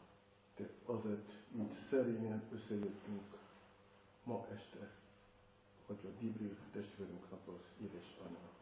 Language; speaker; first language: Hungarian; non-native, fluent; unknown